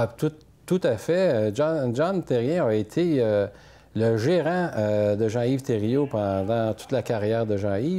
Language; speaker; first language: French; native; French